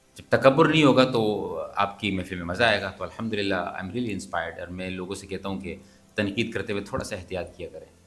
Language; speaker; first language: Urdu; non-native, local second language; Pashto